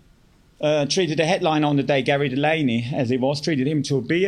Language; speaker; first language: English; non-native, fluent; German